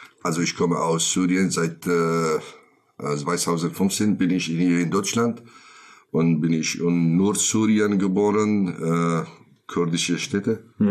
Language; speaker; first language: German; non-native, learner; Kurdish